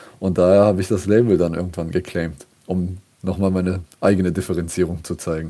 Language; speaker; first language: German; early bilingual, other home language; Kurdish